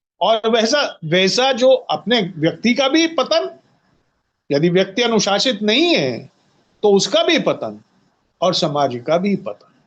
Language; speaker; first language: Hindi; native; Hindi